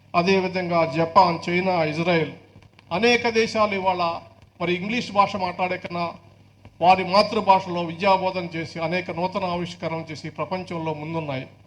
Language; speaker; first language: Telugu; native; Telugu